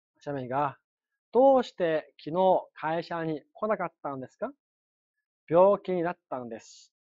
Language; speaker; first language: Japanese; non-native, fluent; Chinese